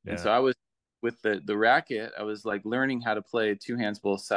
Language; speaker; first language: English; native; English